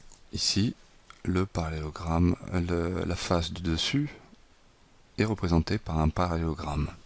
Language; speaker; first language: French; native; French